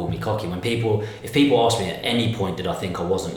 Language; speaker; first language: English; native; English